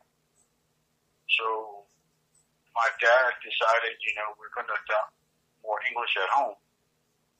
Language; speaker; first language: English; native; English